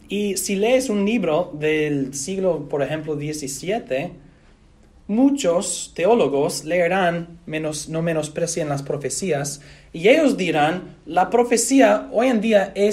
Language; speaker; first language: Spanish; non-native, fluent; English